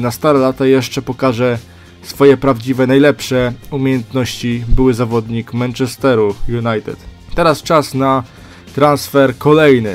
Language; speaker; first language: Polish; native; Polish